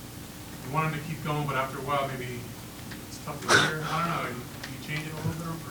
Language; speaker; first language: English; native; English